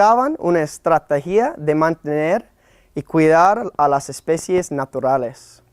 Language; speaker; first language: Spanish; non-native, fluent; English